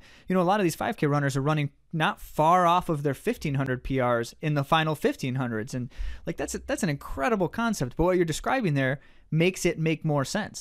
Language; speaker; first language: English; native; English